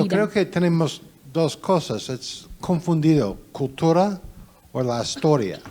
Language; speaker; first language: Spanish; non-native, learner; English